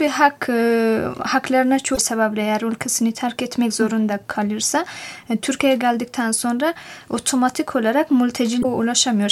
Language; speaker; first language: Turkish; non-native, fluent; Persian